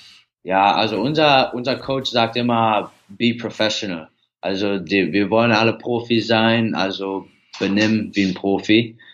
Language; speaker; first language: German; early bilingual, heritage; English